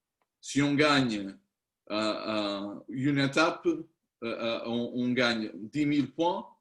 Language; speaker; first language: French; non-native, learner; Spanish